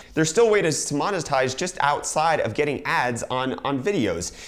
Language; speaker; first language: English; native; English